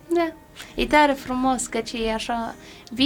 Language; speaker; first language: Romanian; early bilingual, heritage; Romanian